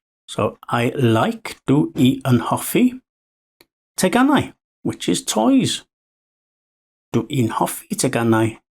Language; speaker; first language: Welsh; non-native, learner; English